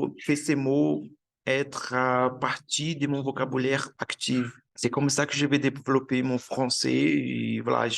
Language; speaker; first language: French; non-native, learner; Portuguese